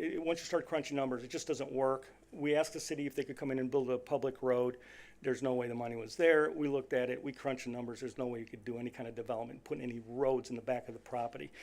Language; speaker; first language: English; native; English